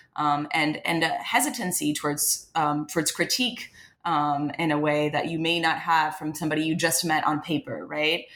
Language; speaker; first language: English; non-native, fluent; French